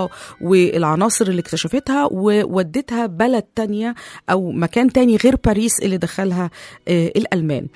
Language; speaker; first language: Arabic; native; Arabic